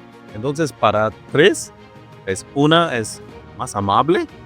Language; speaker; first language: Spanish; non-native, learner; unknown